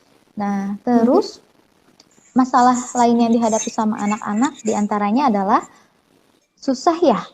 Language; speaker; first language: Indonesian; native; Indonesian